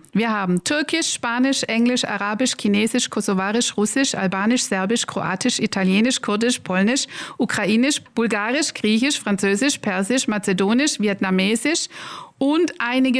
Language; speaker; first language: German; native; German